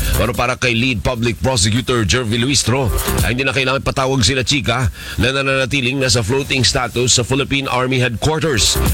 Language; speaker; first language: Filipino; native; Filipino